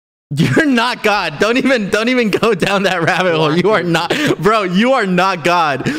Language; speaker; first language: English; early bilingual, other home language; Spanish